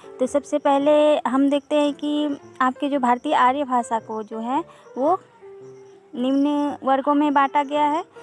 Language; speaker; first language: Hindi; native; Hindi